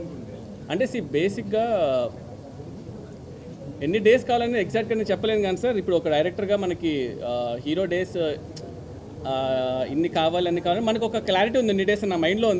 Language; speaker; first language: Telugu; native; Telugu